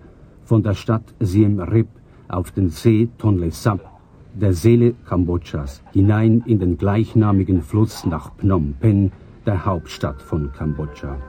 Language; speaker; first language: German; native; German